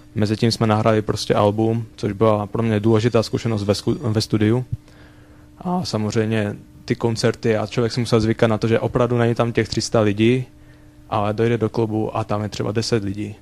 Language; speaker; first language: Czech; native; Czech